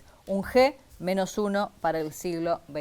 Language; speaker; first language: Spanish; native; Spanish